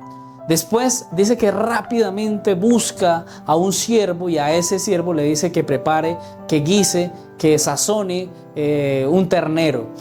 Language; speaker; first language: Spanish; native; Spanish